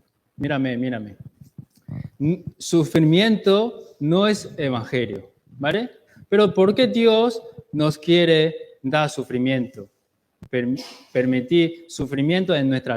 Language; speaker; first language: Spanish; non-native, learner; Chinese